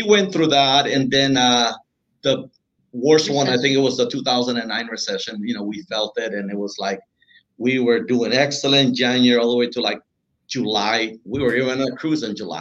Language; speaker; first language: English; non-native, fluent; Spanish